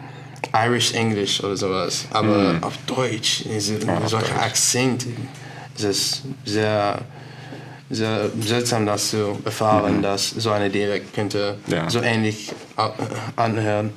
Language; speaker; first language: German; non-native, learner; English